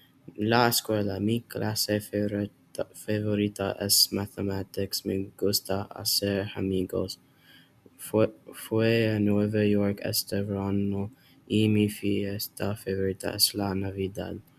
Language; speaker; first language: Spanish; non-native, learner; English